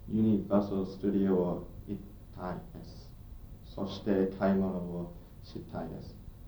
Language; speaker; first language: Japanese; non-native, learner; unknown